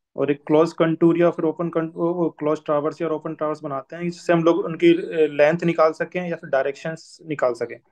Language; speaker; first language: Hindi; native; Hindi